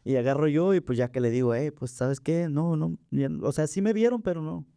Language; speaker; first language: Spanish; early bilingual, heritage; Spanish